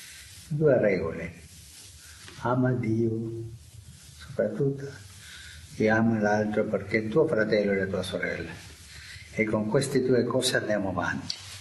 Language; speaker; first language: Italian; non-native, fluent; Spanish